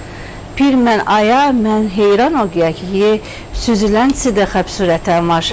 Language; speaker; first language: Hindi; non-native, learner; Turkish